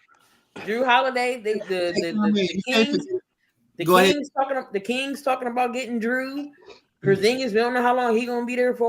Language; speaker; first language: English; native; English